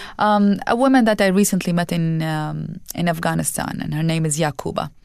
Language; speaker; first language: English; non-native, fluent; Arabic